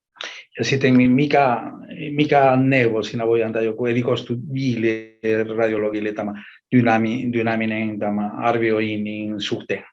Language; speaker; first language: Finnish; non-native, learner; Spanish